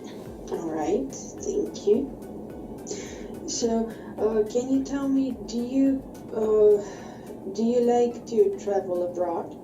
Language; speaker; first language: English; non-native, fluent; Bosnian